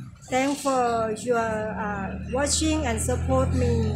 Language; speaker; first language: English; non-native, learner; Thai